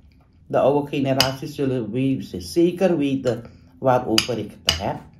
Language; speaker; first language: Dutch; non-native, local second language; Caribbean Hindustani